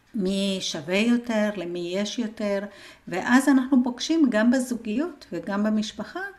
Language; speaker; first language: Hebrew; non-native, fluent; Spanish